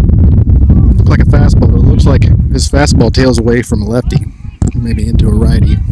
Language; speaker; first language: English; native; English